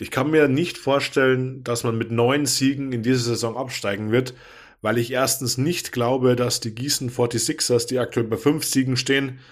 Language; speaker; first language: German; native; German